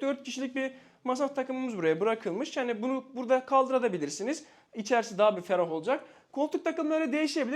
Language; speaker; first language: Turkish; native; Turkish